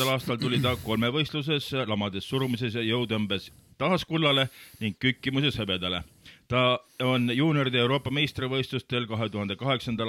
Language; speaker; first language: Estonian; native; Estonian